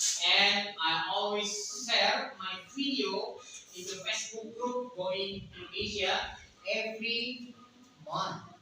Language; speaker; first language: English; non-native, learner; Indonesian